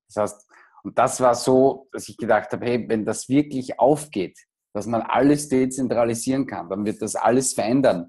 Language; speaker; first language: German; native; German